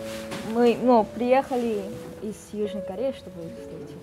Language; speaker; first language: Russian; non-native, learner; Korean